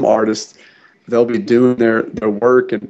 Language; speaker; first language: English; native; English